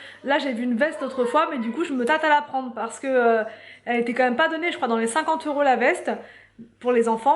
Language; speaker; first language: French; native; French